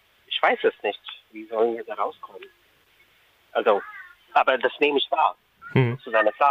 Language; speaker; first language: German; non-native, fluent; Urdu